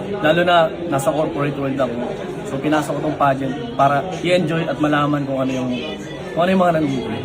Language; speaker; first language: Filipino; native; Filipino